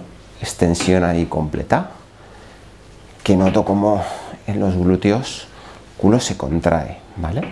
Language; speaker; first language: Spanish; native; Spanish